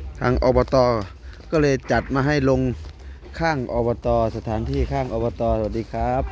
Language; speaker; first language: Thai; non-native, local second language; Northeastern Thai